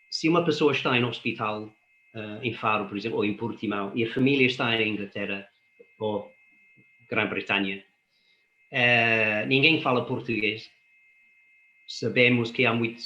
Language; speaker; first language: Portuguese; non-native, fluent; English